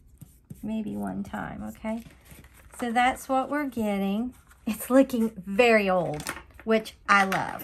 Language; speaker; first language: English; native; English